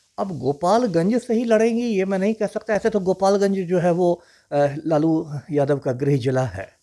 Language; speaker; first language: Hindi; native; Hindi